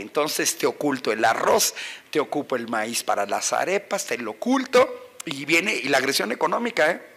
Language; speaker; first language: Spanish; native; Spanish